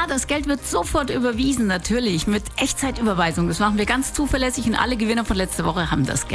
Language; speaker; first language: German; native; German